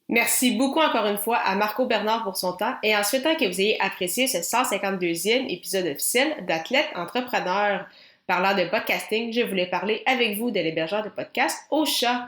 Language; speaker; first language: French; native; French